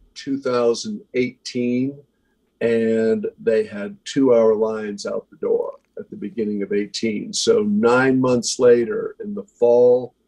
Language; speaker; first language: English; native; English